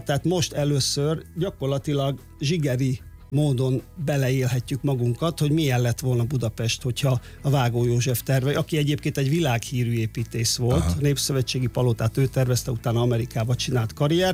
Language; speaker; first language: Hungarian; native; Hungarian